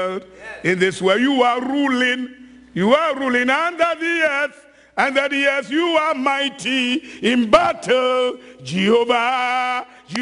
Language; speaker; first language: English; non-native, local second language; Akan